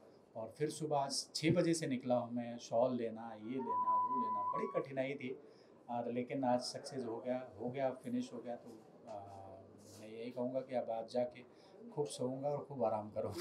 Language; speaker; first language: Hindi; native; Hindi